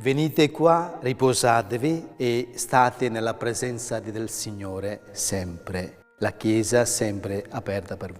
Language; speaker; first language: Italian; non-native, fluent; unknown